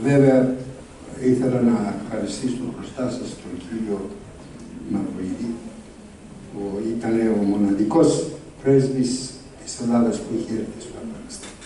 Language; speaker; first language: Greek; non-native, fluent; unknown